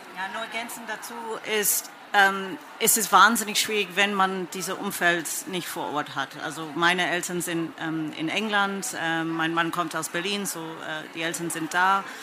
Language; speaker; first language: German; non-native, fluent; English